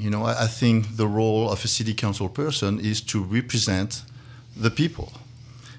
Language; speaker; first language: English; non-native, fluent; French